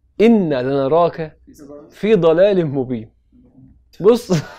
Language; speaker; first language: Arabic; native; Arabic